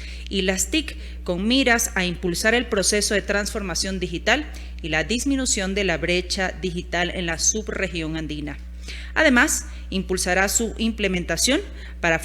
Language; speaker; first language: Spanish; native; Spanish